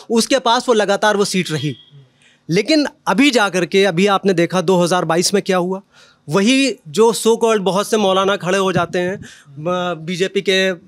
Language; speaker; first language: Hindi; native; Hindi